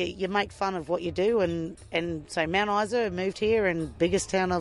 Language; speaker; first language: English; native; English